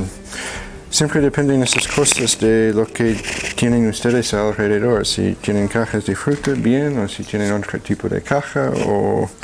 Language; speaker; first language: Spanish; non-native, fluent; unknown